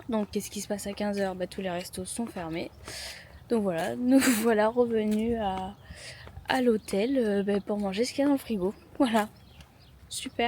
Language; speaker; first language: French; native; French